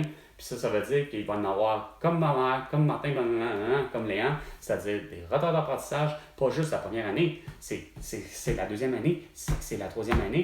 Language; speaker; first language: French; native; French